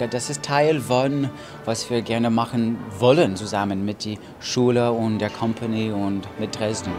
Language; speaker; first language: German; non-native, fluent; English